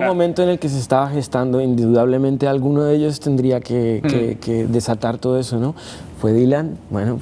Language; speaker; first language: Spanish; native; Spanish